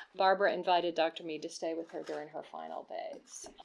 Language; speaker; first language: English; non-native, fluent; Portuguese